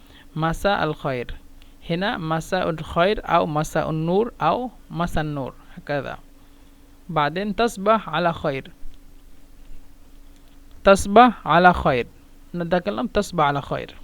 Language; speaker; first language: Arabic; non-native, fluent; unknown